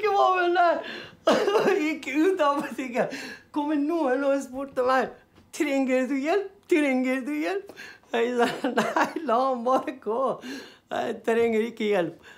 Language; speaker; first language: Norwegian; non-native, fluent; Persian